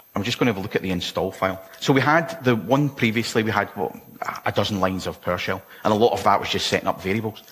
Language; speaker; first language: English; native; English